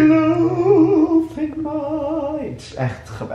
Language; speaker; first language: Dutch; non-native, learner; English